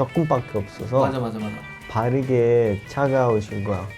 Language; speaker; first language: Korean; non-native, learner; Italian